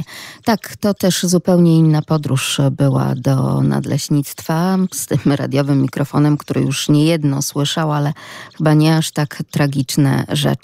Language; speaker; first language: Polish; native; Polish